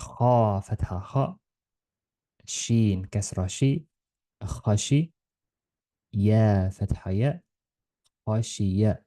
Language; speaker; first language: Arabic; non-native, learner; Estonian